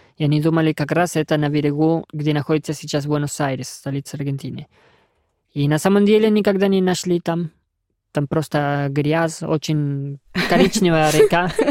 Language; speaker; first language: Russian; non-native, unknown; Spanish